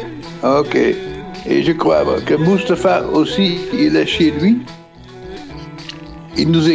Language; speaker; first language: French; non-native, fluent; Dutch